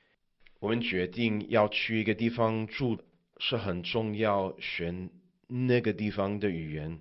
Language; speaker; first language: Chinese; non-native, learner; English